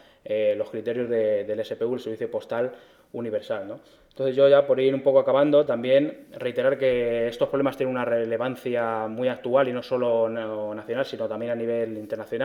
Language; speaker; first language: Spanish; native; Spanish